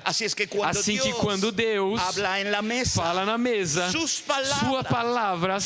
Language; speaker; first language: Portuguese; non-native, fluent; Spanish